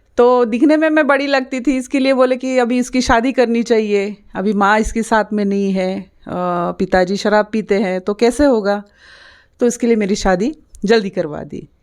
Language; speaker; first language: Hindi; non-native, local second language; Marathi